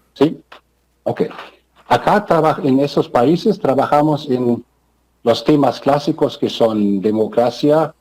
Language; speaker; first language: Spanish; non-native, fluent; German